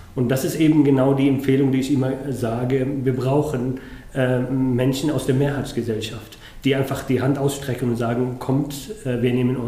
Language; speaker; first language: German; non-native, fluent; Arabic